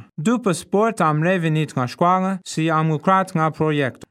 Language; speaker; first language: Romanian; non-native, fluent; English